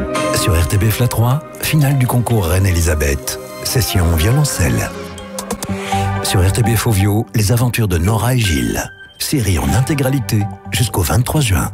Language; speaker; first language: French; native; French